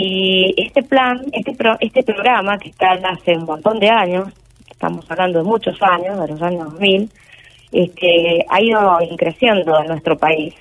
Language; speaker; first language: Spanish; native; Spanish